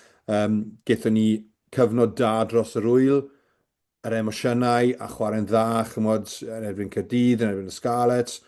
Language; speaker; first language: Welsh; native; Welsh